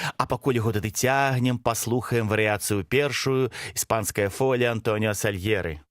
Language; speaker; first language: Belarusian; non-native, local second language; Russian